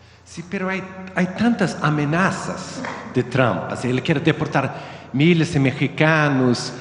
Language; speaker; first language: Spanish; non-native, learner; Swedish